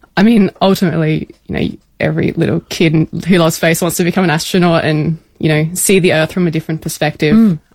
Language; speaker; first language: English; native; English